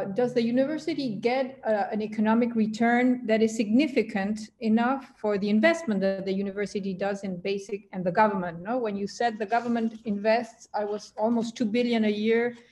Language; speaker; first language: English; non-native, fluent; Spanish